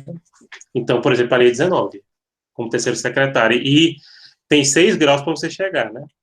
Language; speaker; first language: Portuguese; native; Portuguese